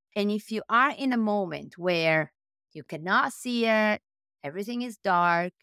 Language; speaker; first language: English; non-native, fluent; Italian